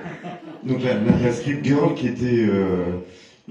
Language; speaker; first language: French; native; French